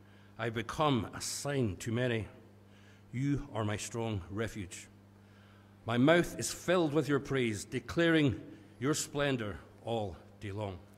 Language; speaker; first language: English; native; English